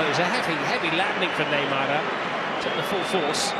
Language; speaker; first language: English; native; English